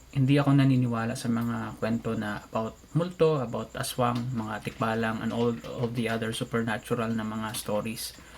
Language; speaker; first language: Filipino; non-native, local second language; Cebuano